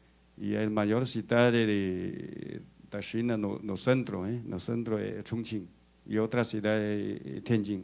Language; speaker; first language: Spanish; non-native, fluent; Chinese